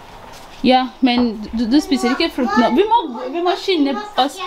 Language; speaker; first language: Norwegian; non-native, learner; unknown